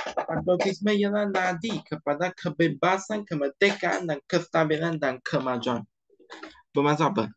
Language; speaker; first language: Malay; non-native, local second language; Chinese